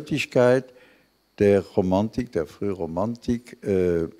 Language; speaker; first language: German; non-native, fluent; French